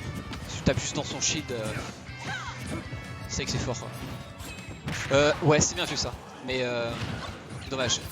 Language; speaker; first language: French; native; French